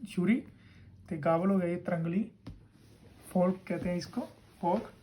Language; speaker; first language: Hindi; non-native, local second language; Punjabi